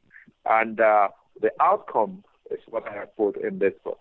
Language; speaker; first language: English; non-native, local second language; Igbo